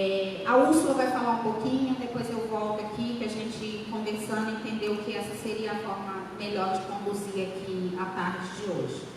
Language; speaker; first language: Portuguese; native; Portuguese